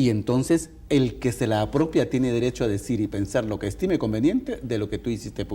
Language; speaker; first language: Spanish; native; Spanish